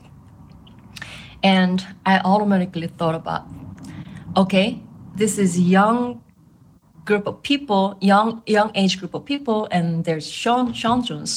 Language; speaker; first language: English; non-native, fluent; Korean